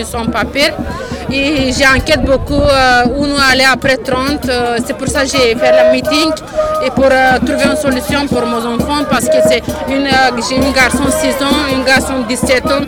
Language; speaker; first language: French; non-native, learner; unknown